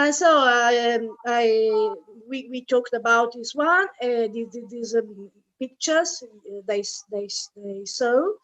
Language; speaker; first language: English; non-native, fluent; Italian